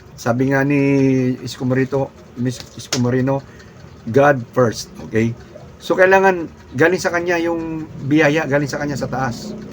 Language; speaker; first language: Filipino; non-native, local second language; Cebuano